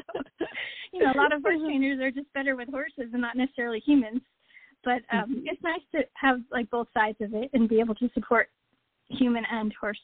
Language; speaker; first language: English; native; English